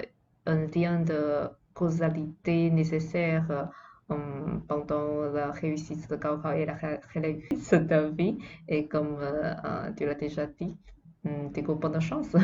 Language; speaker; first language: French; non-native, fluent; Chinese